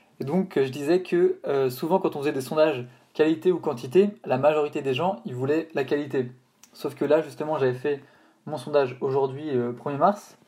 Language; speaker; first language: French; native; French